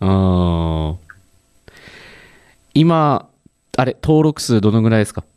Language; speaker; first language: Japanese; native; Japanese